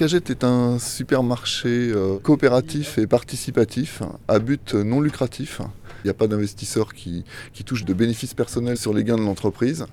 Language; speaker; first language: French; native; French